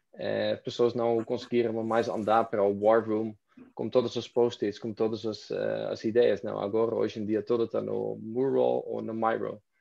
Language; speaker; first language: Portuguese; non-native, fluent; Dutch